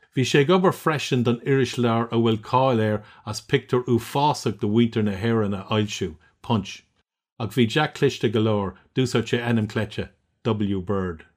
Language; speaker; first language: Irish; non-native, local second language; English